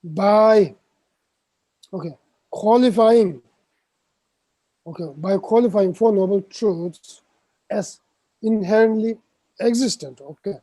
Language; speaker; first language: English; non-native, fluent; Tibetan